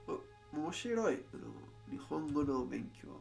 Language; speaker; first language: Japanese; non-native, learner; English